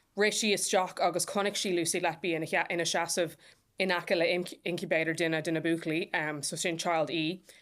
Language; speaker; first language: Irish; non-native, local second language; English